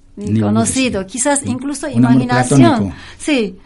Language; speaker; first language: Spanish; non-native, fluent; Turkish